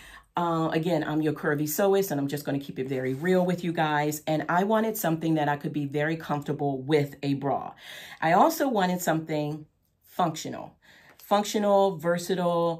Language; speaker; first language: English; native; English